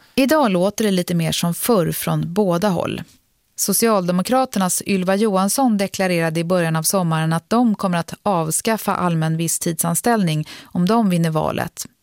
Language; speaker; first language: Swedish; native; Swedish